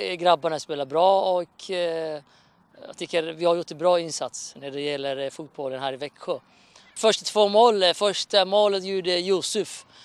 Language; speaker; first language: Swedish; non-native, fluent; Somali